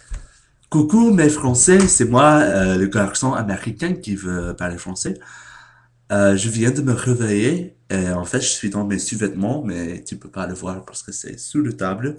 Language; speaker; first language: French; non-native, learner; English